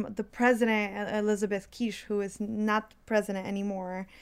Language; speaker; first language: English; early bilingual, other home language; Spanish